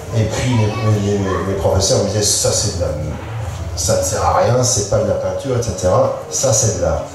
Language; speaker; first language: French; native; French